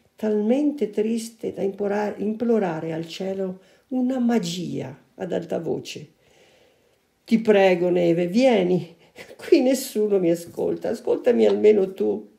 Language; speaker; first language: Italian; native; Italian